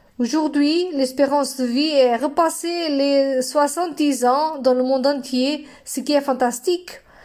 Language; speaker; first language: French; non-native, fluent; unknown